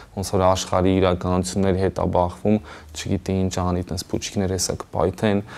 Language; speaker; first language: Armenian; native; Armenian